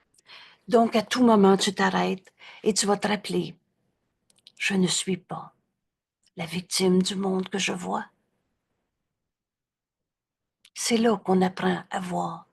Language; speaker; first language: French; native; French